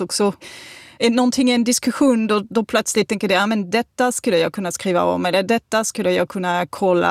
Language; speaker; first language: Swedish; non-native, fluent; French